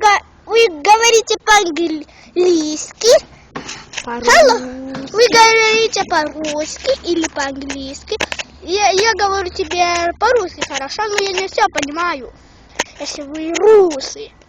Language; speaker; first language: Russian; non-native, learner; Lithuanian